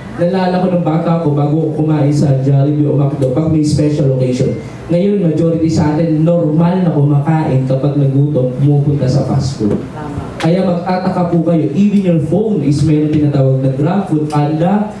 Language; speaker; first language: Filipino; native; Filipino